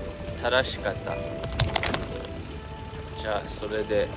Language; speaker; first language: Japanese; non-native, learner; English